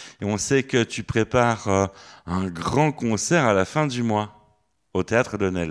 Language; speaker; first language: French; native; French